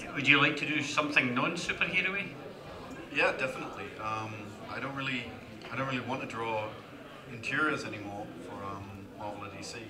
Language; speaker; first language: English; native; English